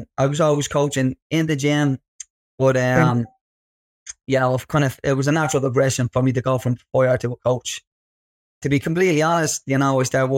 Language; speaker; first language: English; native; English